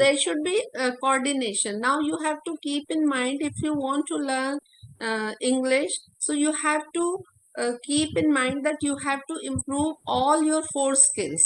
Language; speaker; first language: English; non-native, local second language; Hindi